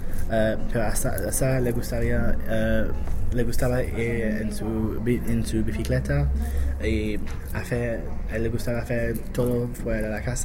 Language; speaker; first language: Spanish; non-native, learner; English